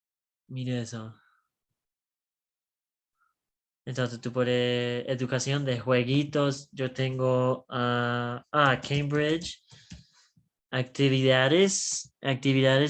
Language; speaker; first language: Spanish; non-native, learner; English